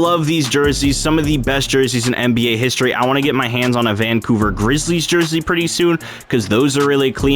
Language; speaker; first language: English; native; English